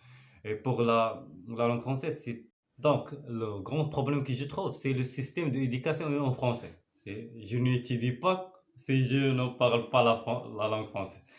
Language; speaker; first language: French; non-native, learner; Arabic